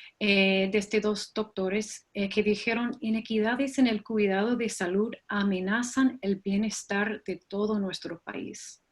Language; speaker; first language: Spanish; non-native, fluent; English